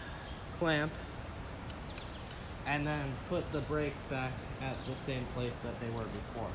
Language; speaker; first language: English; native; English